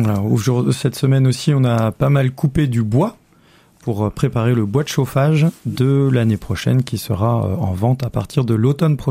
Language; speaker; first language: French; native; French